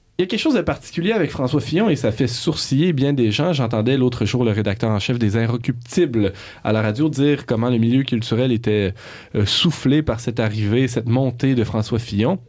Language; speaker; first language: French; native; French